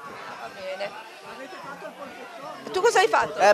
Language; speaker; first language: Italian; native; Italian